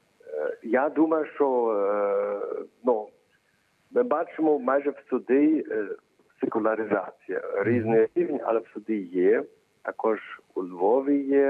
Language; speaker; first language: Ukrainian; early bilingual, heritage; Ukrainian